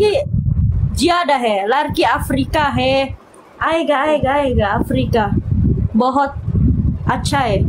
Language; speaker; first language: Hindi; non-native, learner; Pashto